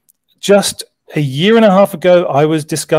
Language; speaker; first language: English; native; English